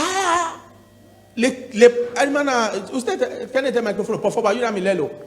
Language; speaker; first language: Spanish; non-native, learner; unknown